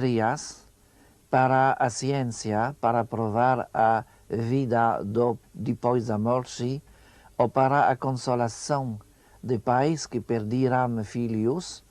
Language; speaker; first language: Portuguese; non-native, fluent; French